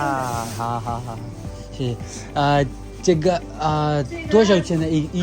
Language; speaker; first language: Chinese; non-native, learner; Urdu